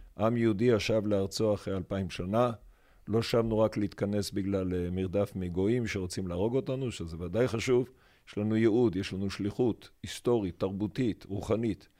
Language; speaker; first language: Hebrew; native; Hebrew